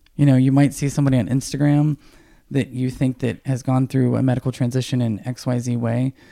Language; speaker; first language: English; native; English